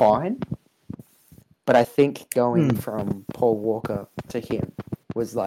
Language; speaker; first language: English; native; English